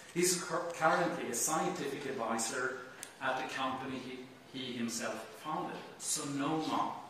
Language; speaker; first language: English; non-native, fluent; Swedish